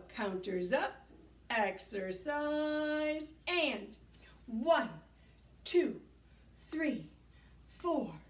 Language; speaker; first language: English; native; English